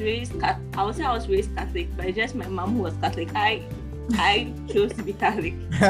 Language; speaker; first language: English; non-native, local second language; Akan